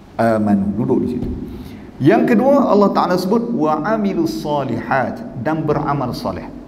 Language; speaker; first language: Malay; native; Malay